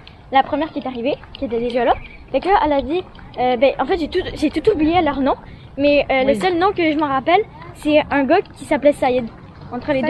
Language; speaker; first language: French; native; French